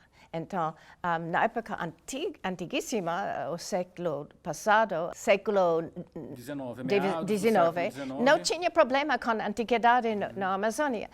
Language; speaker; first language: Portuguese; non-native, fluent; English